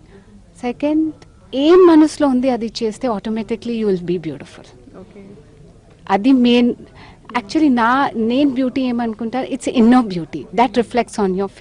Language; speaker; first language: Telugu; non-native, local second language; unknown